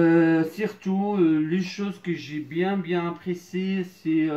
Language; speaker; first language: French; non-native, fluent; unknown